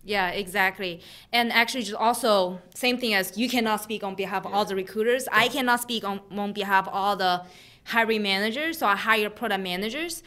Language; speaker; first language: English; non-native, fluent; Chinese